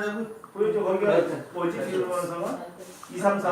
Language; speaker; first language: Korean; native; Korean